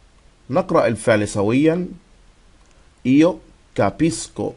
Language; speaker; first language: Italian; non-native, fluent; Arabic